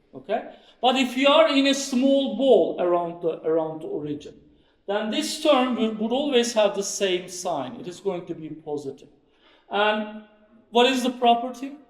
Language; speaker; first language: English; non-native, fluent; Turkish